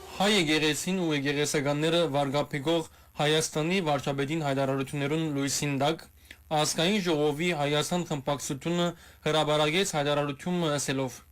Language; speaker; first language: Armenian; early bilingual, heritage; Armenian